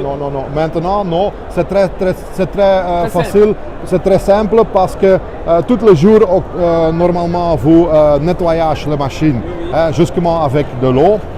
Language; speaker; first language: French; non-native, local second language; Dutch